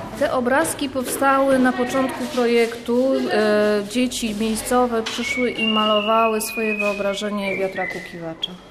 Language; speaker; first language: Polish; native; Polish